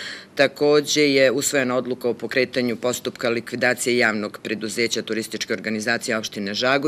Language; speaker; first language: Serbian; native; Serbian